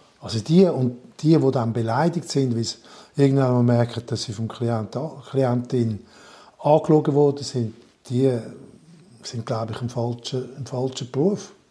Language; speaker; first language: German; non-native, local second language; French